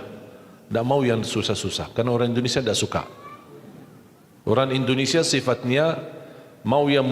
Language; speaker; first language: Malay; non-native, fluent; Arabic